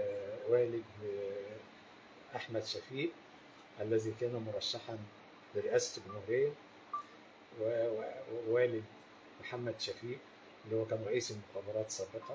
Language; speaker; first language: Arabic; native; Arabic